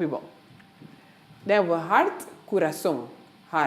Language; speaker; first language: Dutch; non-native, local second language; Papiamento